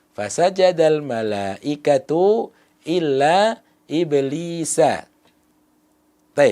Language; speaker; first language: Arabic; non-native, fluent; Indonesian